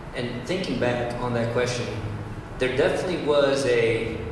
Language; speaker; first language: English; early bilingual, other home language; Romanian